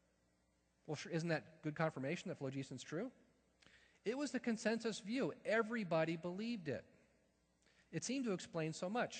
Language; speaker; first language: English; native; English